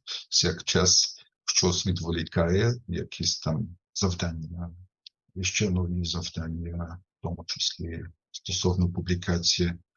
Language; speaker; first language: Ukrainian; non-native, fluent; German